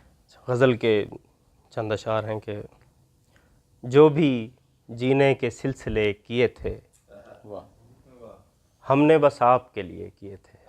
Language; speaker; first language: Urdu; native; Urdu